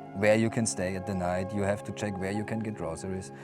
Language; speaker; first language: English; non-native, fluent; German